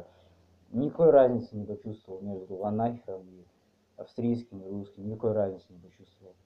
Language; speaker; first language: Russian; native; Russian